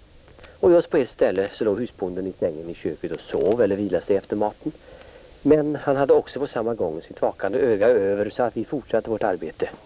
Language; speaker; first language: Swedish; native; Swedish